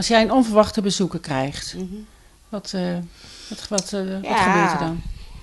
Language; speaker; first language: Dutch; native; Dutch